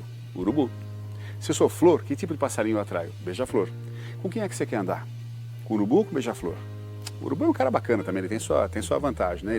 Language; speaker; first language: Portuguese; native; Portuguese